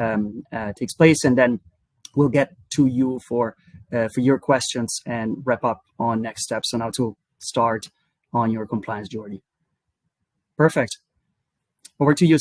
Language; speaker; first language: English; non-native, fluent; Italian